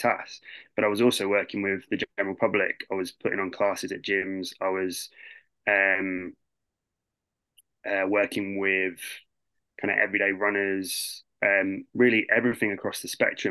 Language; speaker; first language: English; native; English